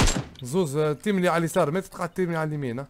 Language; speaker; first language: Arabic; native; Arabic